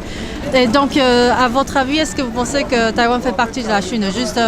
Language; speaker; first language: French; non-native, learner; Chinese